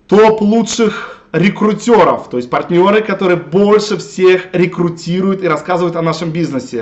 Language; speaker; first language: Russian; native; Russian